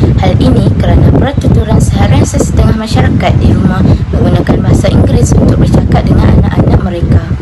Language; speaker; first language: Malay; native; Malay